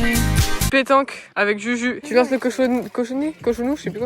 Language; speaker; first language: French; native; French